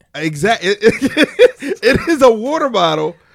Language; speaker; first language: English; native; English